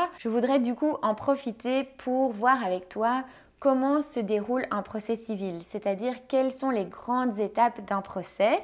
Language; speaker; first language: French; native; French